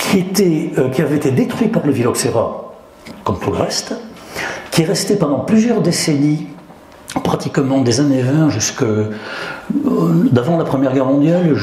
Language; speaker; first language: French; native; French